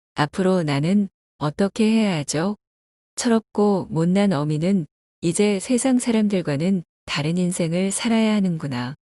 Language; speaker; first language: Korean; non-native, fluent; Chinese